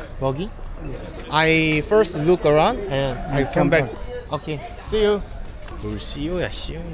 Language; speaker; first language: English; non-native, learner; Korean